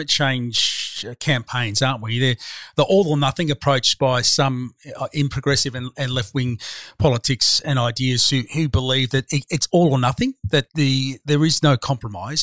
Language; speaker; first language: English; native; English